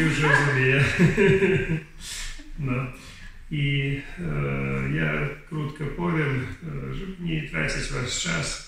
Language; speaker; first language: Polish; non-native, learner; Russian